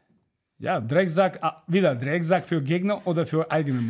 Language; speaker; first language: German; non-native, fluent; Russian